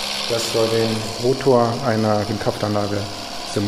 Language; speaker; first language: German; native; German